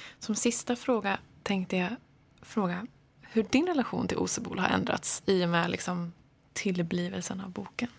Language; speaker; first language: Swedish; native; Swedish